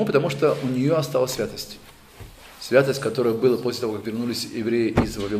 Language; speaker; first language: Russian; native; Russian